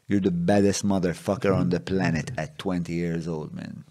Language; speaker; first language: English; non-native, local second language; Maltese